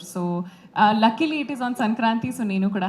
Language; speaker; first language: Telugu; non-native, local second language; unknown